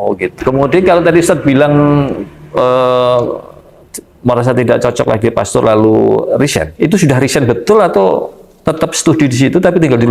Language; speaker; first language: Malay; native; Malay